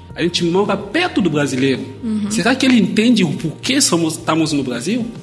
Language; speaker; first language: Portuguese; non-native, fluent; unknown